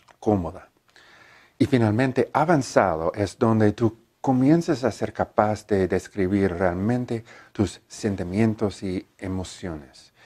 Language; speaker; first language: Spanish; non-native, learner; English